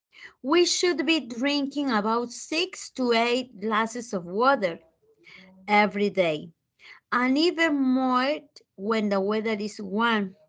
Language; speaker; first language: English; non-native, fluent; Spanish